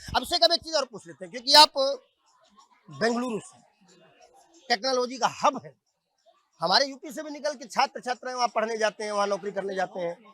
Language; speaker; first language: Hindi; native; Hindi